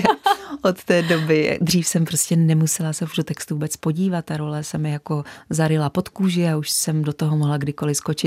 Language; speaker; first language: Czech; native; Czech